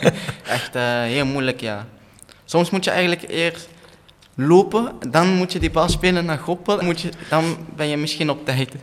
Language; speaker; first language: Dutch; native; Dutch